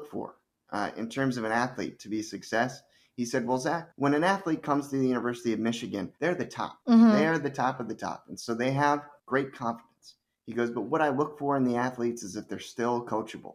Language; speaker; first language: English; native; English